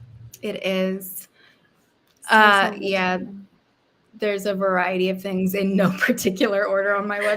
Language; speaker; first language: English; native; English